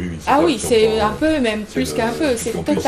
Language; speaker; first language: French; native; French